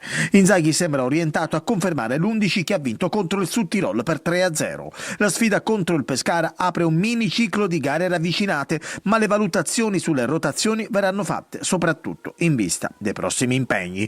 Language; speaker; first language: Italian; native; Italian